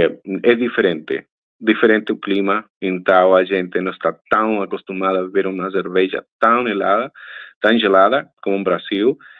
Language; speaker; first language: Portuguese; non-native, fluent; Spanish